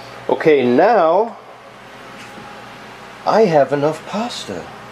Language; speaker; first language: English; native; English